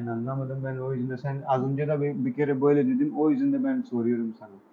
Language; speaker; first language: Turkish; non-native, learner; Urdu